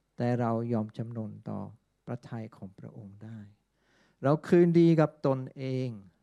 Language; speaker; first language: Thai; non-native, fluent; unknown